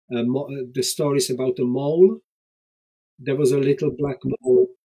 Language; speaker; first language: English; non-native, fluent; Czech